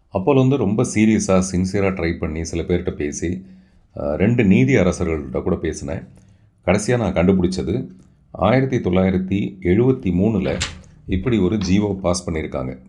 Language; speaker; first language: Tamil; non-native, local second language; Telugu